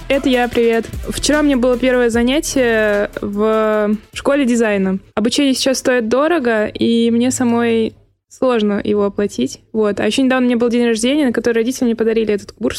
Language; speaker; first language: Russian; native; Russian